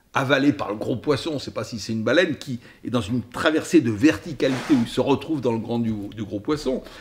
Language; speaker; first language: French; native; French